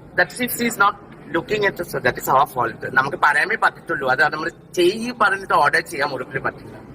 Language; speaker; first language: Malayalam; non-native, local second language; Assamese